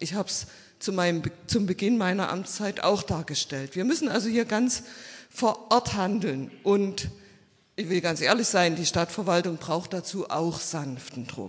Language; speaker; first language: German; native; German